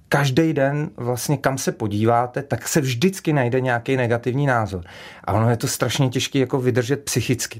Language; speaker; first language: Czech; native; Czech